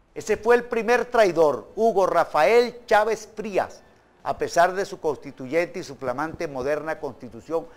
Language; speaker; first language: Spanish; native; Spanish